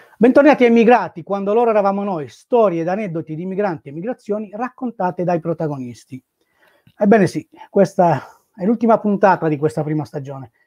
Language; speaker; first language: Italian; native; Italian